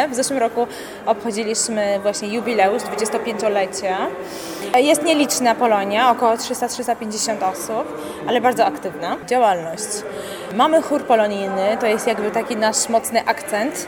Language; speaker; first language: Polish; non-native, fluent; Armenian